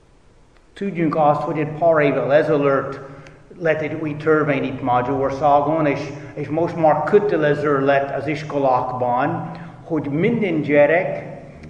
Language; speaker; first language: Hungarian; non-native, fluent; English